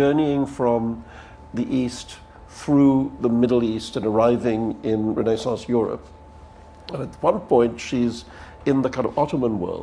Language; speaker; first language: English; non-native, local second language; Urdu